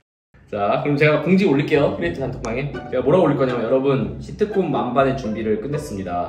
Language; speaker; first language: Korean; native; Korean